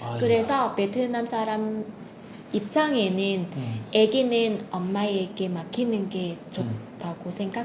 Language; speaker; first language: Korean; non-native, fluent; Vietnamese